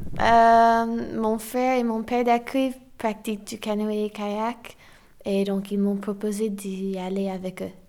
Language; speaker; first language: French; non-native, fluent; English